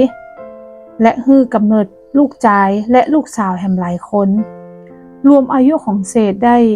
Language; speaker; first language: Thai; non-native, local second language; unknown